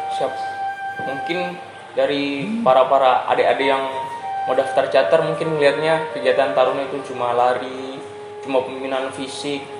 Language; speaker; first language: Indonesian; native; Indonesian